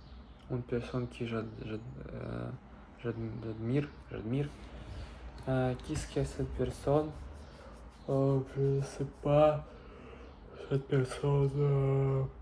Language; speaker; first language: French; non-native, learner; Russian